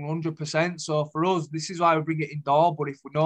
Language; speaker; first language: English; native; English